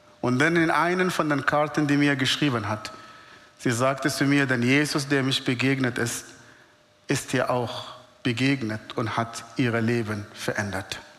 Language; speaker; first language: German; non-native, fluent; Arabic